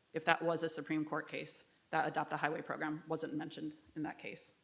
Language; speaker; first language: English; native; English